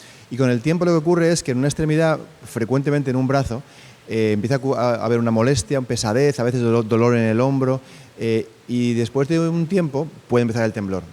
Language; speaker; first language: Spanish; native; Spanish